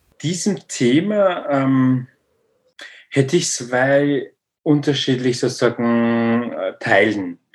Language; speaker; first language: German; non-native, learner; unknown